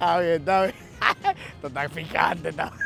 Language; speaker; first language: Spanish; native; Spanish